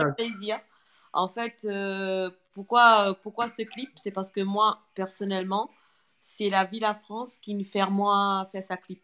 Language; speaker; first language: French; non-native, local second language; Morisyen